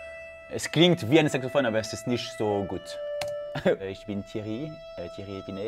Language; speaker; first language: German; non-native, local second language; French